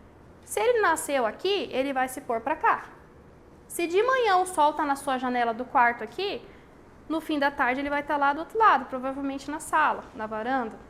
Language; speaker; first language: Portuguese; native; Portuguese